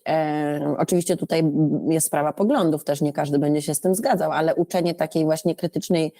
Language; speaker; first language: Polish; early bilingual, other home language; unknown